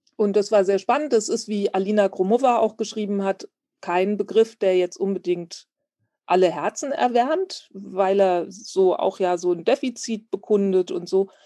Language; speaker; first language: German; native; German